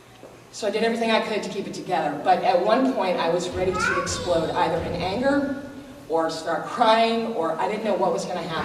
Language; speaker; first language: English; native; English